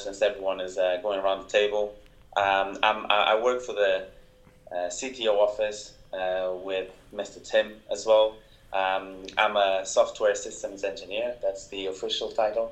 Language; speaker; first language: English; non-native, fluent; Portuguese